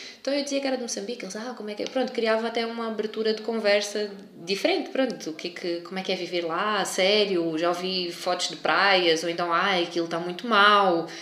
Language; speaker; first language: Portuguese; native; Portuguese